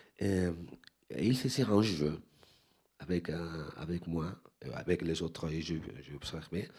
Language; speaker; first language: French; non-native, learner; Spanish